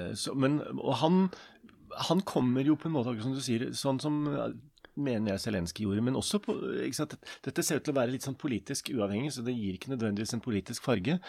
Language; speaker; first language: Norwegian; native; Norwegian